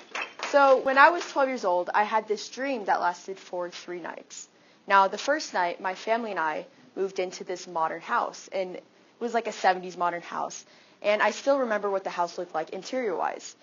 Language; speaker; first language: English; native; English